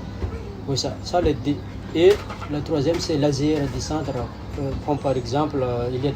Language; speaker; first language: French; non-native, local second language; Malagasy